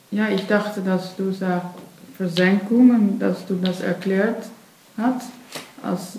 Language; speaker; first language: German; non-native, learner; Dutch